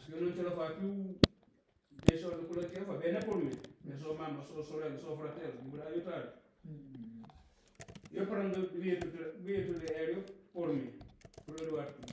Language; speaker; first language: Italian; non-native, learner; Punjabi